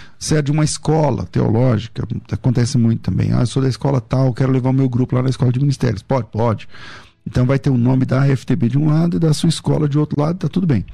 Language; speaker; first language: Portuguese; native; Portuguese